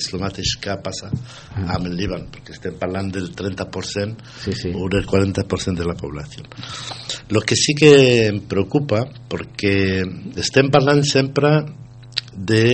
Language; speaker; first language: Catalan; non-native, fluent; Arabic